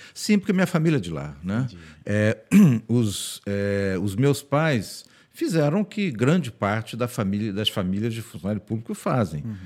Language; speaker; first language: Portuguese; early bilingual, heritage; Portuguese